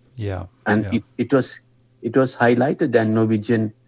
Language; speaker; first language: English; non-native, local second language; Sinhala